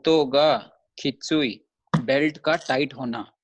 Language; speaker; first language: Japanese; non-native, learner; Hindi